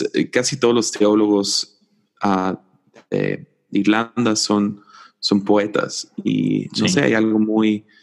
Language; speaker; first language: Spanish; native; Spanish